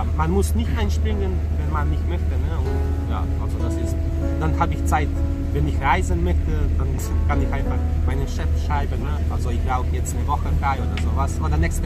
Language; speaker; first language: German; non-native, fluent; Serbian